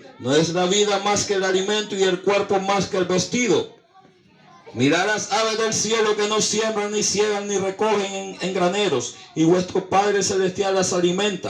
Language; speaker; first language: Spanish; native; Spanish